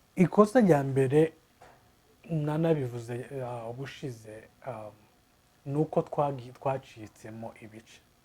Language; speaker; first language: Kinyarwanda; native; Kinyarwanda